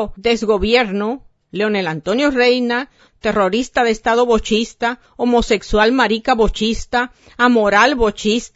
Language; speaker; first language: Spanish; native; Spanish